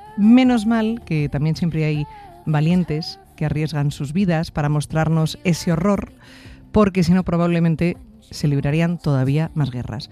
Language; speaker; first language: Spanish; native; Spanish